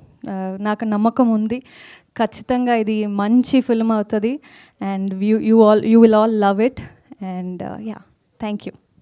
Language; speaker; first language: Telugu; non-native, fluent; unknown